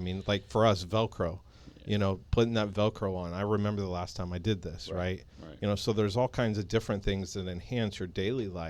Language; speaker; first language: English; native; English